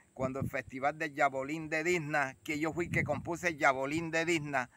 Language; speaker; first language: Spanish; native; Spanish